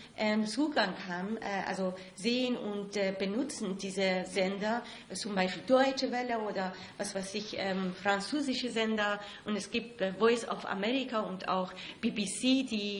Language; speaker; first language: German; non-native, fluent; Persian